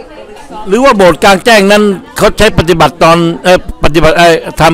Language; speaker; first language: Thai; native; Thai